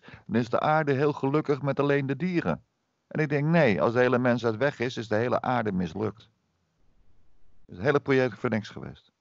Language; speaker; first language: Dutch; native; Dutch